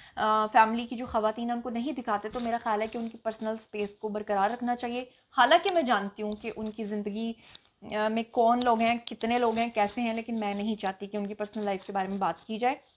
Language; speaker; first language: Urdu; non-native, local second language; Punjabi